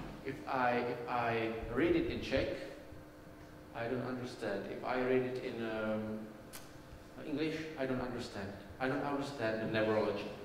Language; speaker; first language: English; non-native, learner; Czech